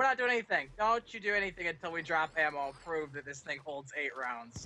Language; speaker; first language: English; native; English